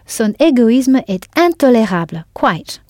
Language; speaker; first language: French; non-native, fluent; English